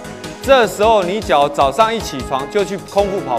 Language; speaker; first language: Chinese; native; Chinese